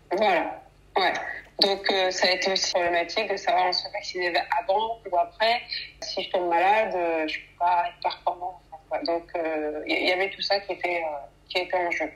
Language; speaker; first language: French; early bilingual, other home language; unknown